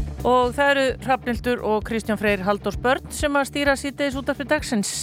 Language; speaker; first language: Icelandic; native; Icelandic